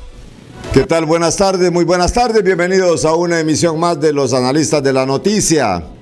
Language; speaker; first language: Spanish; native; Spanish